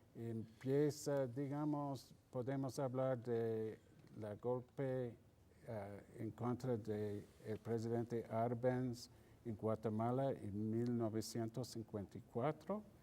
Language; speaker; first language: Spanish; non-native, fluent; English